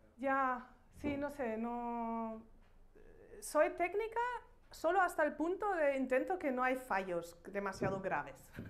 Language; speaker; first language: Spanish; non-native, fluent; German